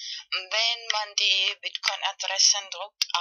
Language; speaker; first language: German; non-native, learner; Spanish